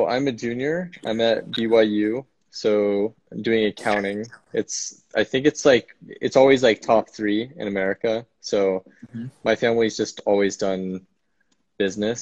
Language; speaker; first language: English; native; English